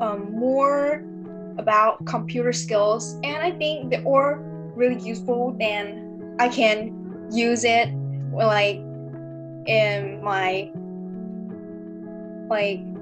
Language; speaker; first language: English; early bilingual, other home language; Indonesian